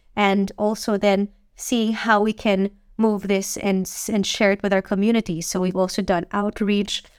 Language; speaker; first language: English; non-native, local second language; Filipino